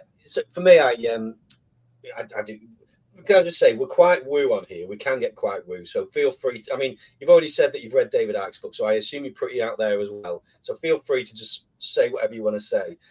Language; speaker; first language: English; native; English